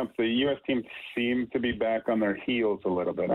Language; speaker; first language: English; native; English